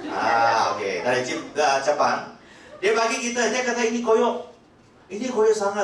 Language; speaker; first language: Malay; non-native, local second language; Chinese